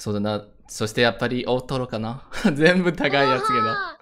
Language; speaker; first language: Japanese; non-native, learner; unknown